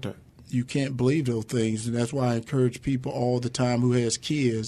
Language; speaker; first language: English; native; English